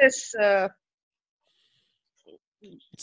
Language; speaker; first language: Spanish; non-native, fluent; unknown